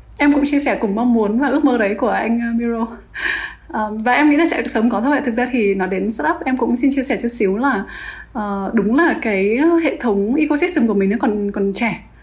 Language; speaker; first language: Vietnamese; native; Vietnamese